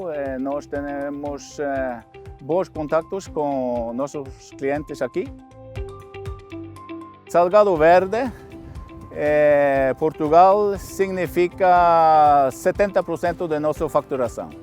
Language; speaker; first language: Portuguese; non-native, fluent; Norwegian